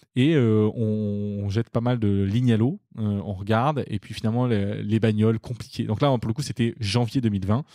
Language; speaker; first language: French; native; French